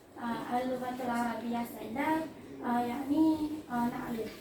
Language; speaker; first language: Arabic; non-native, learner; Indonesian